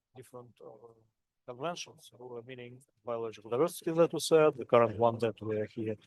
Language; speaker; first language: English; non-native, fluent; Russian